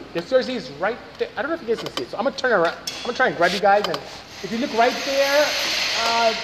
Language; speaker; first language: English; non-native, local second language; Igbo